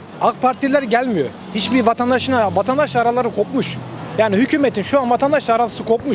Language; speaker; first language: Turkish; native; Turkish